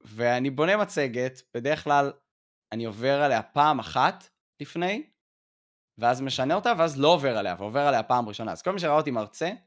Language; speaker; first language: Hebrew; native; Hebrew